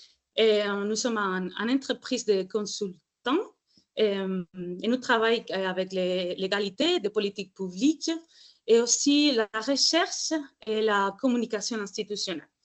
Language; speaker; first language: French; non-native, fluent; Spanish